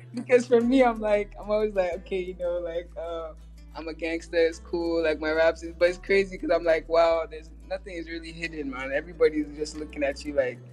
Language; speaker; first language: English; native; English